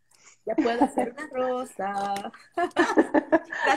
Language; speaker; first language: Spanish; native; Spanish